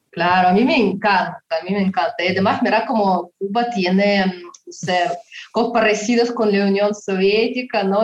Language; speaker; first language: Spanish; non-native, fluent; Russian